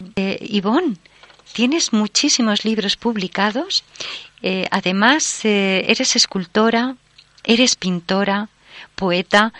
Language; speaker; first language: Spanish; native; Spanish